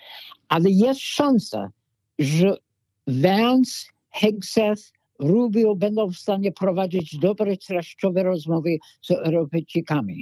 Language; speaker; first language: Polish; non-native, fluent; English